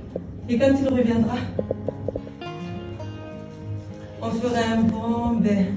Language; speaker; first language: French; native; French